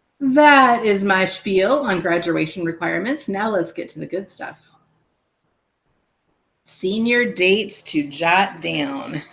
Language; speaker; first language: English; native; English